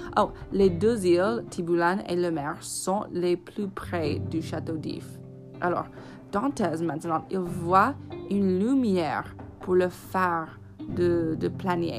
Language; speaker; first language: French; non-native, fluent; English